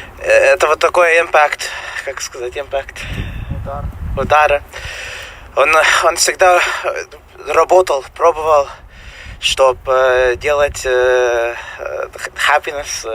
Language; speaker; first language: Russian; non-native, learner; English